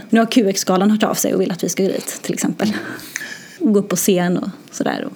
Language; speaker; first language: Swedish; early bilingual, other home language; Arabic